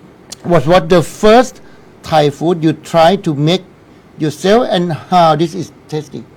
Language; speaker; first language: English; non-native, learner; Thai